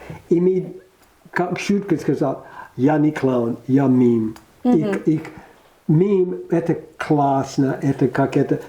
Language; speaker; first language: Russian; non-native, learner; English